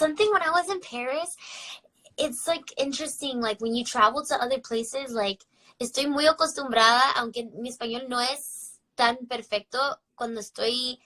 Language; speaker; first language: Spanish; early bilingual, heritage; English